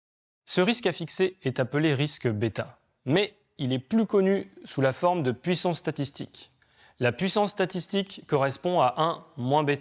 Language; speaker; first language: French; native; French